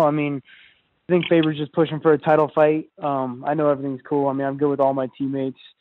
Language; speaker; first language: English; native; English